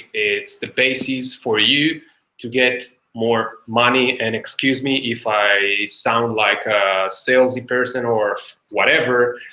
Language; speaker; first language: English; non-native, fluent; Hebrew